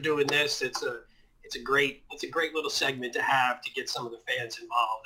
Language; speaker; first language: English; native; English